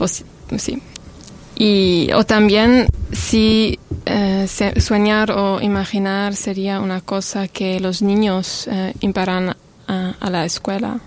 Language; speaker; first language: Spanish; non-native, learner; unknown